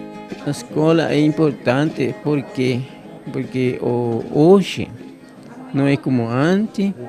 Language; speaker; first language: Portuguese; non-native, local second language; Guarani